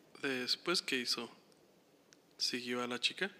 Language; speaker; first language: Spanish; native; Spanish